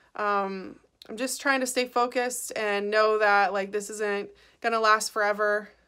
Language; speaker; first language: English; native; English